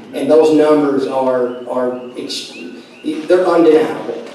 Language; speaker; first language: English; native; English